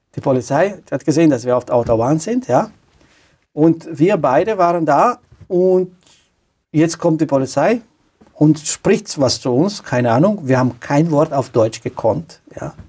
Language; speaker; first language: German; non-native, fluent; Romanian